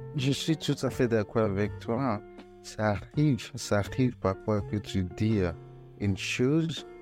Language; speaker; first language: French; non-native, fluent; Yoruba